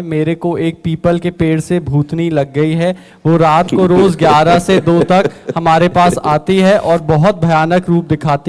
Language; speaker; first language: Hindi; native; Hindi